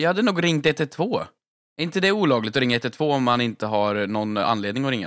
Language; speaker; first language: Swedish; native; Swedish